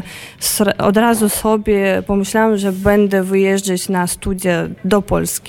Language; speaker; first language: Polish; non-native, fluent; Russian